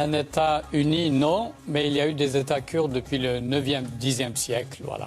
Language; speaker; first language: French; native; French